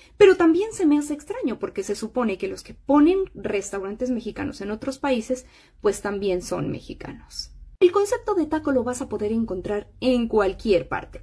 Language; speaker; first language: Spanish; native; Spanish